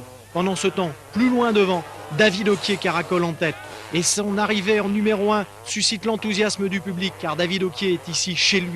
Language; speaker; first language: French; native; French